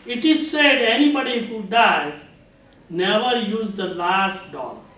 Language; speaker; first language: English; non-native, local second language; Gujarati